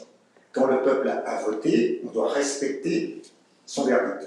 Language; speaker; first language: French; native; French